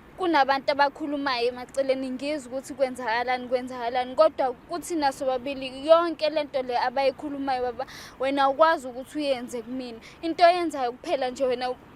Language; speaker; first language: Zulu; native; Zulu